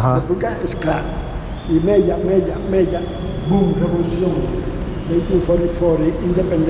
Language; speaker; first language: Spanish; native; Spanish